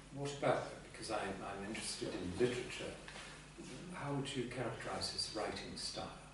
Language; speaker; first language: English; non-native, fluent; Greek